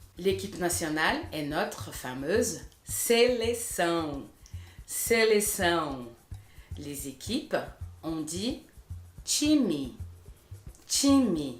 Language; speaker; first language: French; non-native, fluent; Portuguese